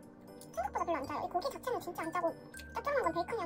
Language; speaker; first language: Korean; native; Korean